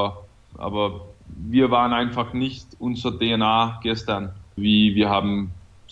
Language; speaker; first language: German; non-native, fluent; Danish